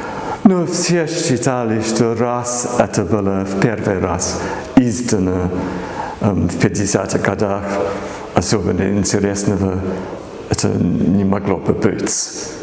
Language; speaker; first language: Russian; non-native, fluent; English